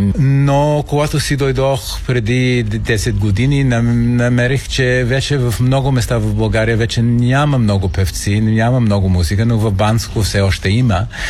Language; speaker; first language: Bulgarian; non-native, fluent; English